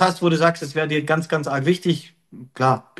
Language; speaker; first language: German; native; German